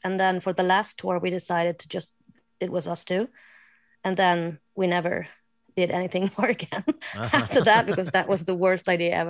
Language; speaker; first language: English; non-native, fluent; Swedish